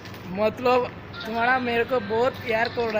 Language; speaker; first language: Hindi; non-native, local second language; Bangla